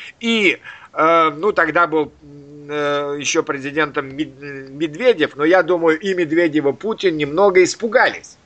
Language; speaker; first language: Russian; native; Russian